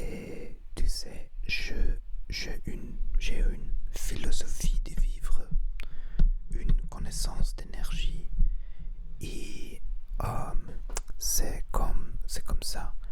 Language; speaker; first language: French; non-native, learner; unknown